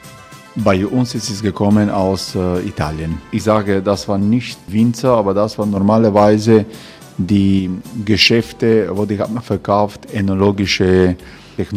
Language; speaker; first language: German; non-native, learner; Croatian